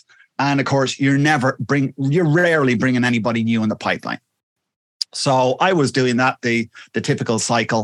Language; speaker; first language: English; native; English